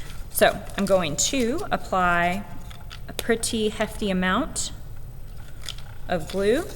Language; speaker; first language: English; native; English